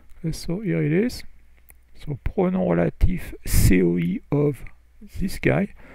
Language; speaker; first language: English; non-native, fluent; French